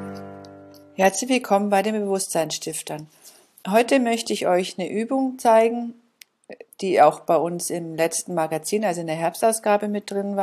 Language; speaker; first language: German; native; German